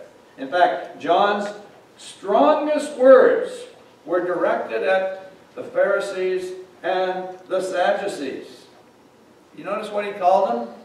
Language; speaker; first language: English; native; English